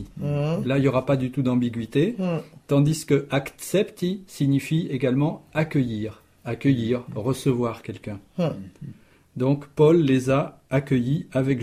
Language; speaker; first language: French; native; French